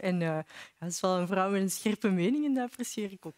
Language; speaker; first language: Dutch; native; Dutch